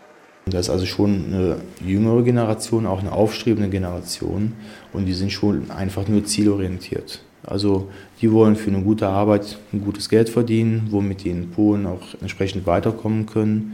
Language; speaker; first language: German; native; German